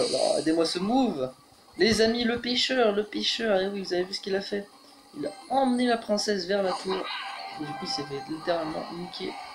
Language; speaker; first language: French; native; French